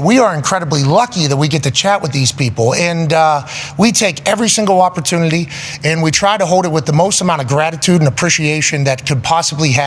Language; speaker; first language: English; native; English